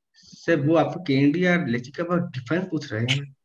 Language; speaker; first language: Hindi; non-native, local second language; Bangla